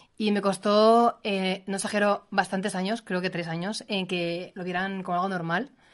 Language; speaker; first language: Spanish; native; Spanish